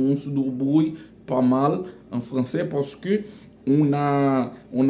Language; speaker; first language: French; non-native, local second language; Haitian Creole